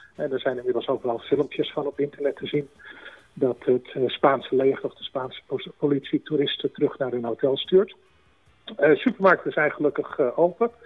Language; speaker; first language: Dutch; native; Dutch